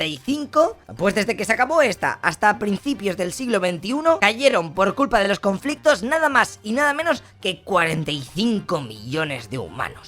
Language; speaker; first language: Spanish; native; Spanish